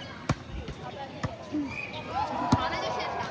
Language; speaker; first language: Chinese; native; Chinese